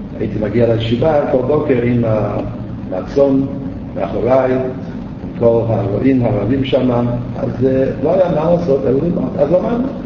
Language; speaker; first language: Hebrew; native; Hebrew